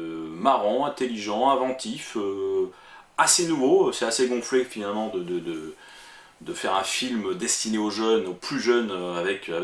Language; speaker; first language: French; native; French